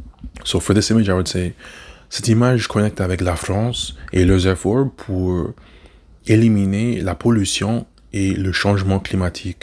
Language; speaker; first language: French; non-native, learner; English